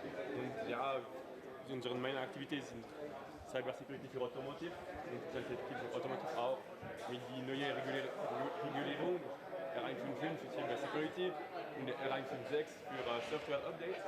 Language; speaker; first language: German; non-native, learner; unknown